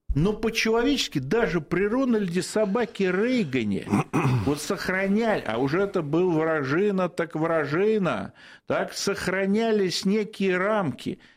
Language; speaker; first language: Russian; native; Russian